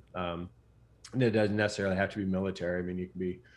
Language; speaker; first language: English; native; English